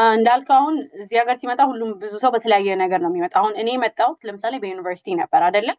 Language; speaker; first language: Amharic; native; Amharic